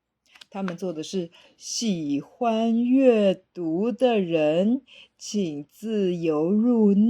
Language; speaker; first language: Chinese; native; Chinese